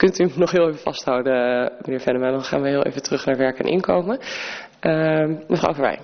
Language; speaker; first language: Dutch; native; Dutch